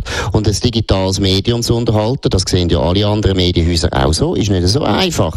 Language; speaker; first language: German; native; German